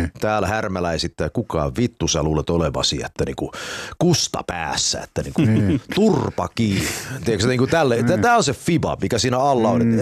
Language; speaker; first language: Finnish; non-native, fluent; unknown